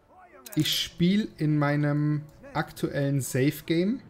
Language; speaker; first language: German; native; German